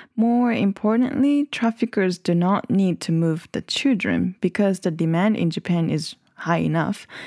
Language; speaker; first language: English; non-native, fluent; Japanese